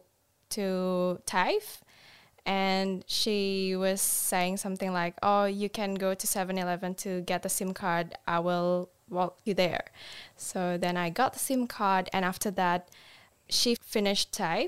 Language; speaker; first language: English; non-native, fluent; Indonesian